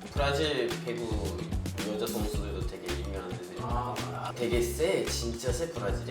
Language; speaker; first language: Korean; non-native, fluent; Portuguese